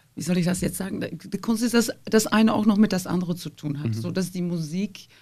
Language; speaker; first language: German; non-native, fluent; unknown